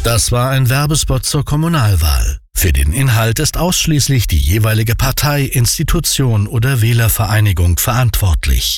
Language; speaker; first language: German; native; German